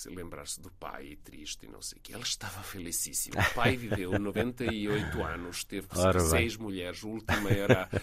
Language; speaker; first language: Portuguese; non-native, fluent; Serbian